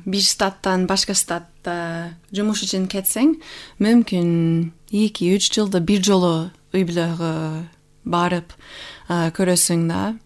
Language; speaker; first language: Kyrgyz; non-native, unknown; English